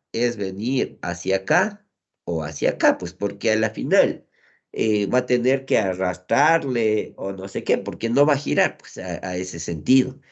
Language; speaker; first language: Spanish; native; Spanish